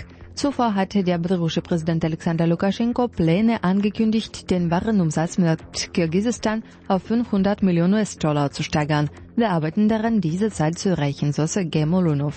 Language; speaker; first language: German; non-native, fluent; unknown